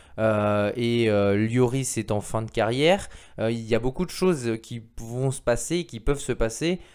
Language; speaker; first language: French; native; French